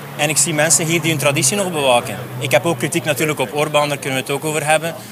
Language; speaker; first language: Dutch; native; Dutch